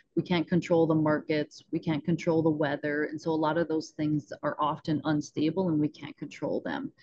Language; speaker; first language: English; native; English